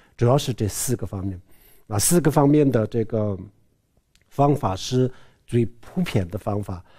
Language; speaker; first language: Chinese; non-native, local second language; Tibetan